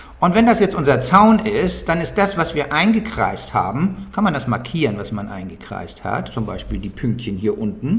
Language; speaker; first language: German; native; German